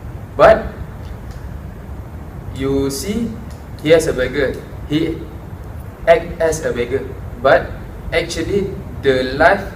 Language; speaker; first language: English; non-native, local second language; Malay